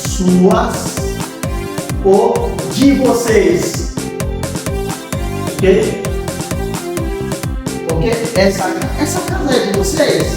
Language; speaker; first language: Portuguese; non-native, fluent; Haitian Creole